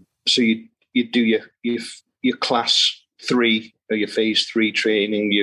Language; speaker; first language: English; native; English